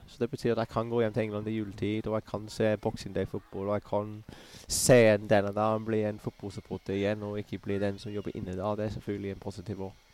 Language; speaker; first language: Norwegian; non-native, fluent; English